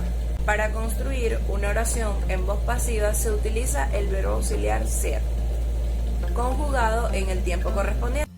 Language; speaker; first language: Spanish; native; Spanish